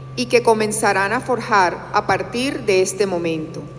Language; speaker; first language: Spanish; native; Spanish